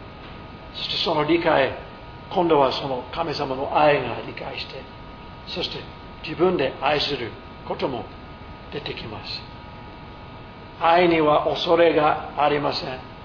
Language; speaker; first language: Japanese; non-native, fluent; English